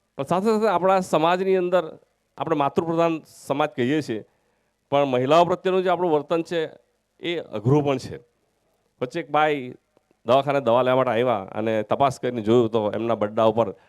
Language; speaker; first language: Gujarati; native; Gujarati